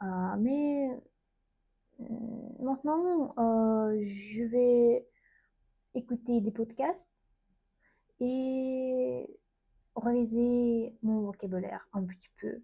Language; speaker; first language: French; non-native, learner; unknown